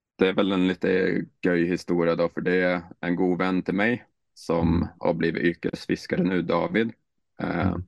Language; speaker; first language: Swedish; native; Swedish